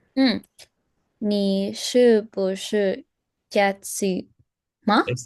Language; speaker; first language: Chinese; non-native, learner; Spanish